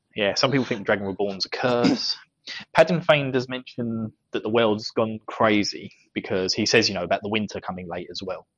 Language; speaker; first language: English; native; English